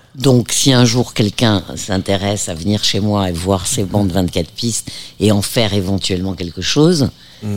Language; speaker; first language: French; early bilingual, heritage; French